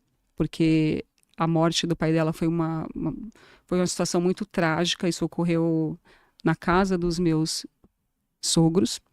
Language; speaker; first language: Portuguese; native; Portuguese